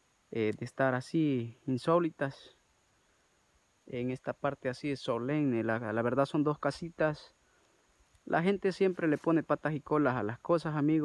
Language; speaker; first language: Spanish; native; Spanish